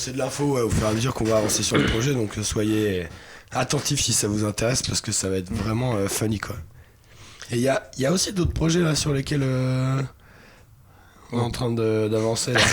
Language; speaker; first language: French; native; French